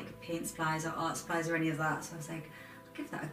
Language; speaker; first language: English; native; English